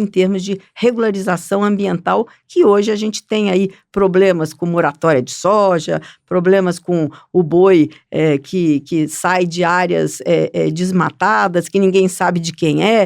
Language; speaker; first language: Portuguese; native; Portuguese